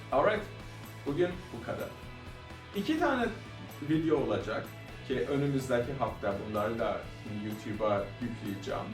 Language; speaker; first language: Turkish; non-native, fluent; Persian